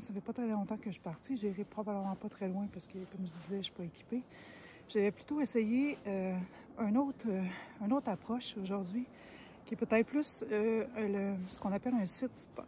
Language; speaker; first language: French; native; French